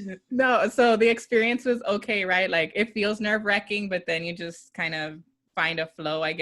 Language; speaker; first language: English; native; English